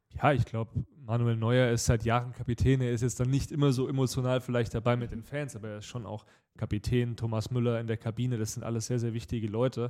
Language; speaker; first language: German; native; German